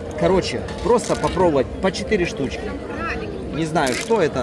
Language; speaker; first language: Russian; native; Russian